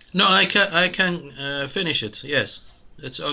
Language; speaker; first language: English; non-native, fluent; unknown